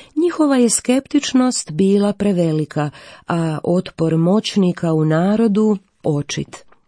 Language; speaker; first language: Croatian; native; Croatian